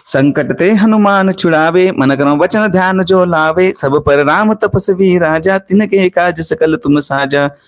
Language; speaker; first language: Hindi; non-native, local second language; Marathi